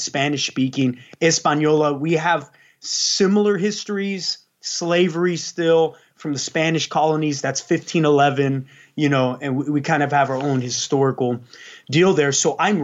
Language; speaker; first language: English; native; English